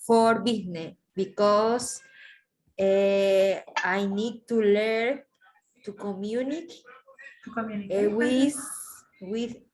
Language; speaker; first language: English; non-native, learner; Spanish